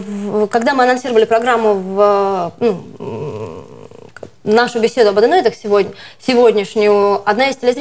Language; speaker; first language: Russian; native; Russian